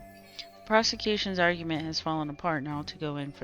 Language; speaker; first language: English; native; English